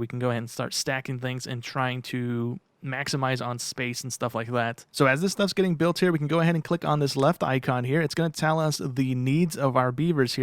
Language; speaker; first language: English; native; English